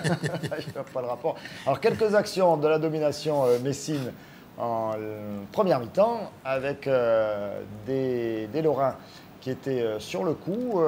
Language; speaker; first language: French; native; French